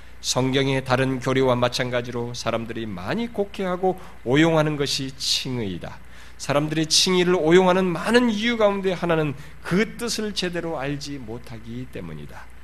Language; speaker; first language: Korean; native; Korean